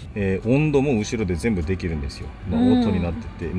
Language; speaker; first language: Japanese; non-native, fluent; Korean